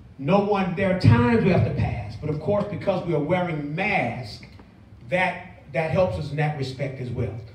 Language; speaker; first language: English; native; English